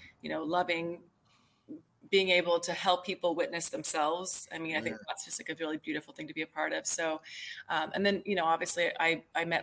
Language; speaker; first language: English; native; English